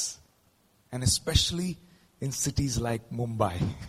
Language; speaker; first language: English; non-native, local second language; Malayalam